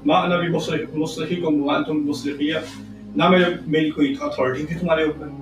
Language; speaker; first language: Urdu; early bilingual, heritage; Urdu